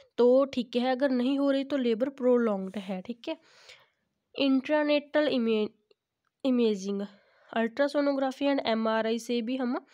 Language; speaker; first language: Hindi; non-native, local second language; Punjabi